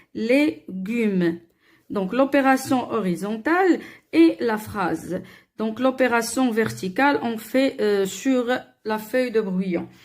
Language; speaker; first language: French; non-native, local second language; Arabic